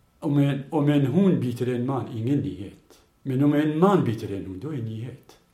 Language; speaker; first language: Swedish; non-native, fluent; Kurdish